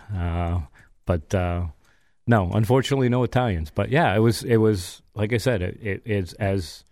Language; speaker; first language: English; native; English